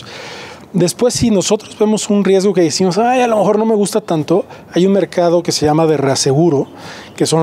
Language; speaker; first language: Spanish; native; Spanish